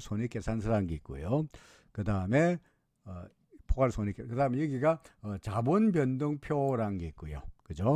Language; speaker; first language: Korean; native; Korean